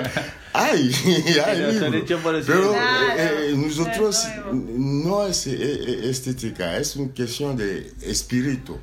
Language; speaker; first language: Spanish; non-native, learner; Lingala